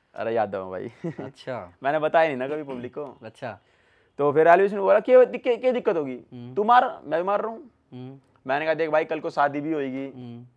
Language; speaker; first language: Hindi; native; Hindi